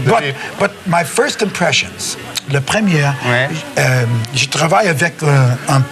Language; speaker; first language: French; non-native, learner; English